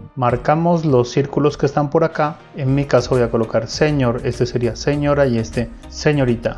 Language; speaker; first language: Spanish; native; Spanish